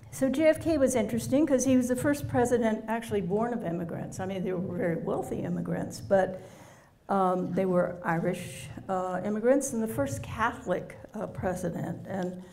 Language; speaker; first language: English; native; English